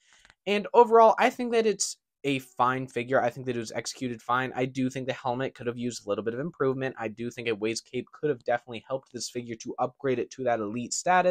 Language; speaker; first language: English; native; English